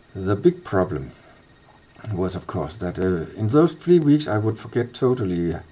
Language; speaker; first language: English; non-native, fluent; Danish